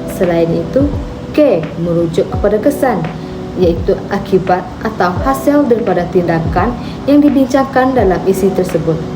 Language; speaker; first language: Malay; non-native, local second language; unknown